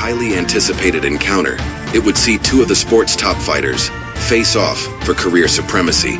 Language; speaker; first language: English; native; English